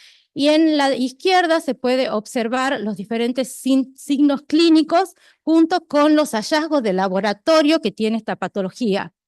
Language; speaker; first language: Spanish; native; Spanish